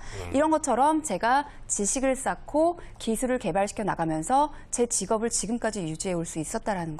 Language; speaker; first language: Korean; native; Korean